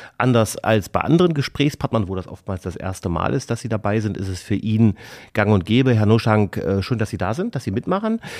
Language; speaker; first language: German; native; German